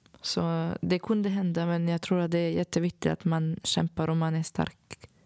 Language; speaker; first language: Swedish; non-native, fluent; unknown